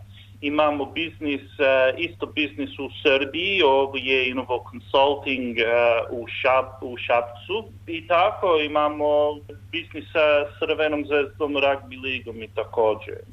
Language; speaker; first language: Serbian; non-native, learner; English